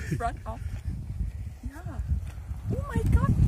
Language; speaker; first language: English; non-native, learner; Thai